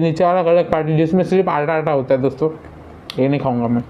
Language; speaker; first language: Hindi; non-native, local second language; Marathi